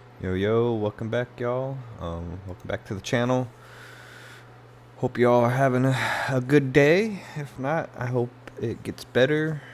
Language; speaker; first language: English; native; English